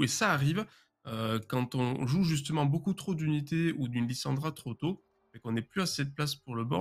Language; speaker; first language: French; native; French